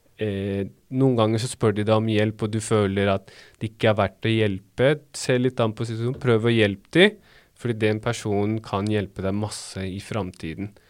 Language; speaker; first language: Norwegian; early bilingual, other home language; Baluchi